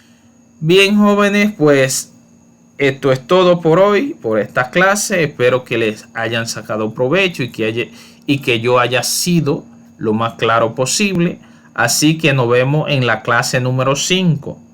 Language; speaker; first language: Spanish; native; Spanish